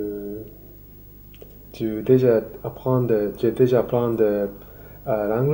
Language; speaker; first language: French; non-native, learner; Japanese